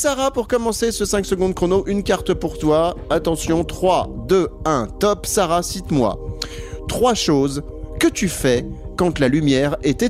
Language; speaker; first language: French; native; French